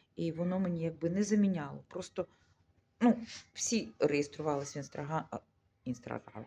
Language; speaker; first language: Ukrainian; non-native, local second language; Russian